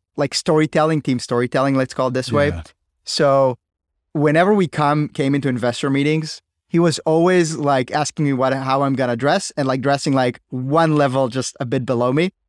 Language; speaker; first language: English; non-native, fluent; Hebrew